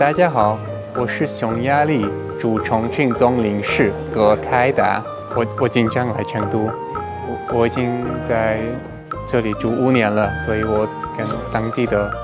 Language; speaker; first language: Chinese; non-native, fluent; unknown